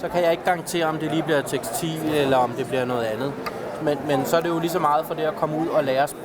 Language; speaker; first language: Danish; native; Danish